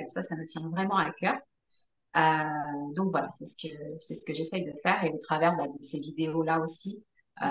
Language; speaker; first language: French; native; French